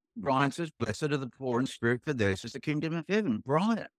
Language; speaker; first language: English; native; English